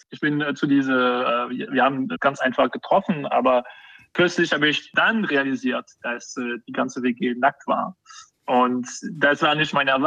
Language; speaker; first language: German; non-native, fluent; French